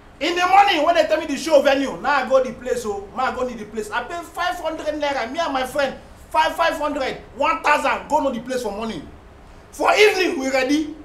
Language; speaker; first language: Nigerian Pidgin; non-native, local second language; Hausa